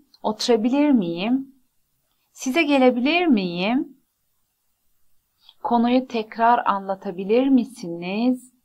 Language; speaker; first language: Turkish; non-native, fluent; Persian